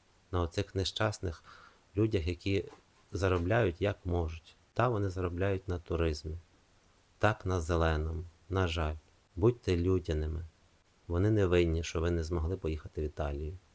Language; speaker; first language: Ukrainian; non-native, fluent; Italian